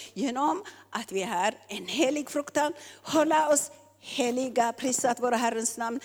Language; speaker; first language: Swedish; non-native, fluent; Tigrinya